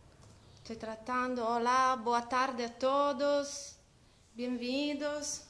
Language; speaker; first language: Portuguese; non-native, fluent; Italian